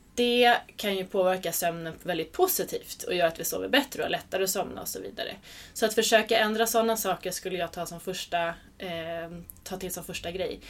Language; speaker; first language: Swedish; native; Swedish